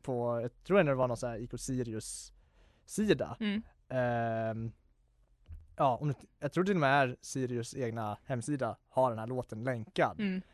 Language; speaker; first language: Swedish; native; Swedish